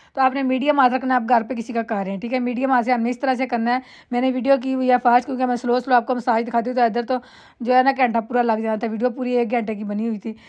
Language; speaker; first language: Urdu; non-native, local second language; Punjabi